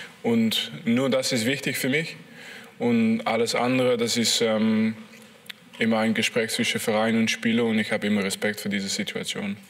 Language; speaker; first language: German; non-native, fluent; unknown